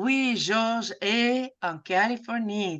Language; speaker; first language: French; non-native, fluent; English